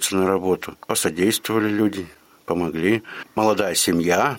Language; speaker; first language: Russian; native; Russian